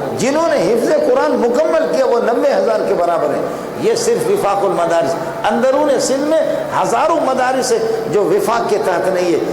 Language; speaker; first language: Urdu; non-native, local second language; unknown